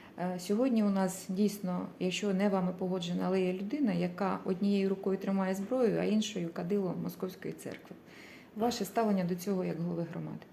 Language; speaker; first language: Ukrainian; native; Ukrainian